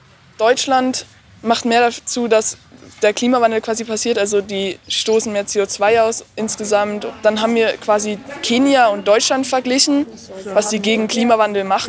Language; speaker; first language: German; native; German